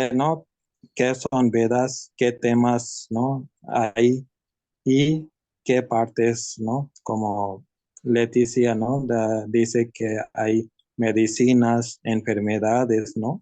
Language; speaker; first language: Spanish; non-native, learner; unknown